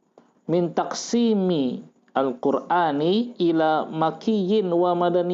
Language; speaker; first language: Arabic; non-native, fluent; Indonesian